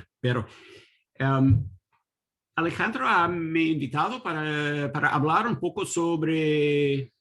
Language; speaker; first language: Spanish; non-native, learner; English